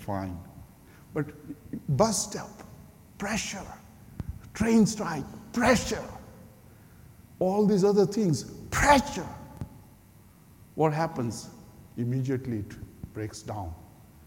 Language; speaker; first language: English; non-native, local second language; Gujarati